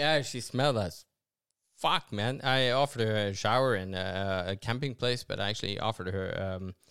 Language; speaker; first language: English; non-native, fluent; Norwegian